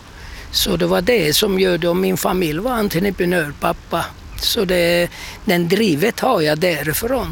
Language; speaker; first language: Swedish; non-native, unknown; Turkish